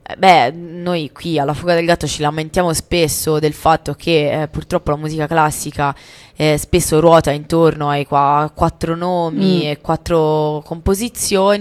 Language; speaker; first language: Italian; native; Italian